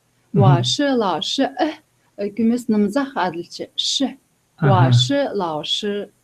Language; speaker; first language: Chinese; non-native, learner; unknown